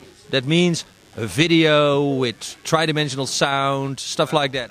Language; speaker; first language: English; non-native, fluent; Dutch